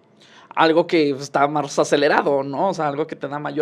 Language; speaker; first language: Spanish; native; Spanish